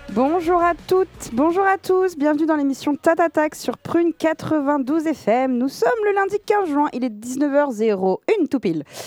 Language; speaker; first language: French; native; French